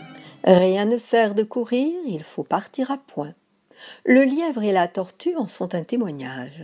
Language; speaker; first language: French; native; French